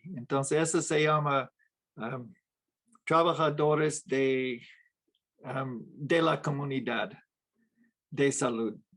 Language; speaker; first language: Spanish; non-native, fluent; English